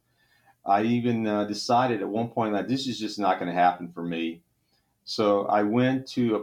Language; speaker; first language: English; native; English